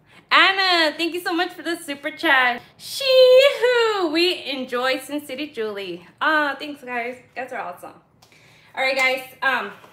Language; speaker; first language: English; early bilingual, other home language; Spanish